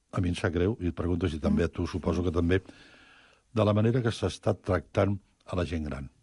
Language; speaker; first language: Catalan; native; Catalan